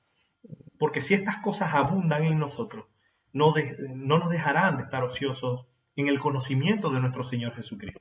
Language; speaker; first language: Spanish; native; Spanish